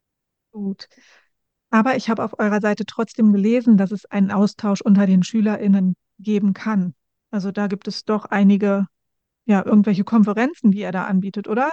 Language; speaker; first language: German; native; German